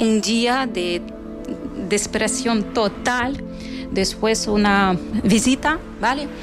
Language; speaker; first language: Spanish; non-native, fluent; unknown